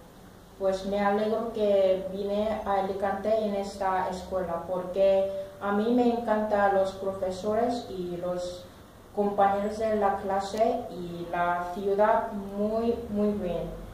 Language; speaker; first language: Spanish; non-native, learner; Korean